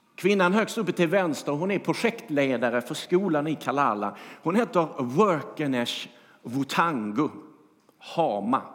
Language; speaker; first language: Swedish; native; Swedish